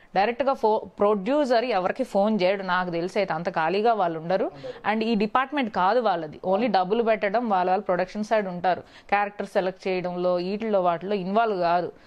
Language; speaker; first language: Telugu; native; Telugu